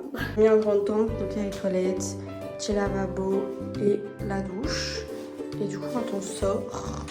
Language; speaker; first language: French; native; French